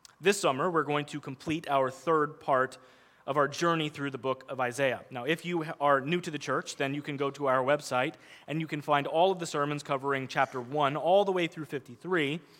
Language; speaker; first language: English; native; English